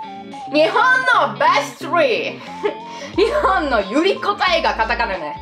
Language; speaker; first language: Japanese; non-native, fluent; Italian